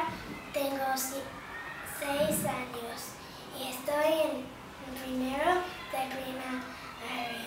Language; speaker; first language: Spanish; non-native, learner; English